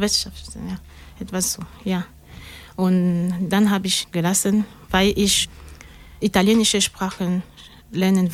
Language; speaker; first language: German; non-native, learner; French